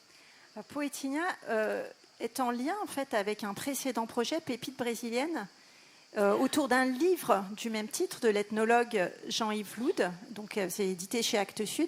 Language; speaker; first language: French; native; French